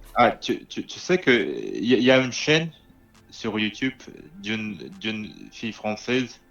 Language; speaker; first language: French; non-native, learner; Russian